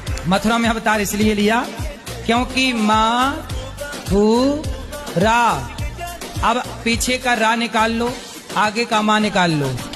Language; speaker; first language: Hindi; native; Hindi